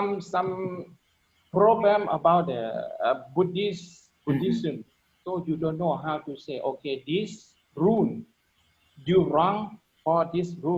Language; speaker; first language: English; non-native, learner; Lao